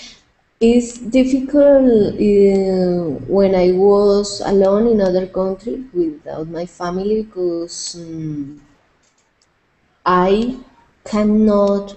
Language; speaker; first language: English; non-native, learner; Spanish